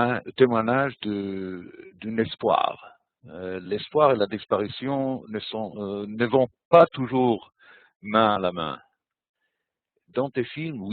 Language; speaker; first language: French; non-native, fluent; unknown